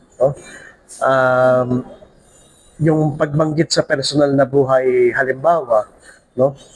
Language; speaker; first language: Filipino; native; Filipino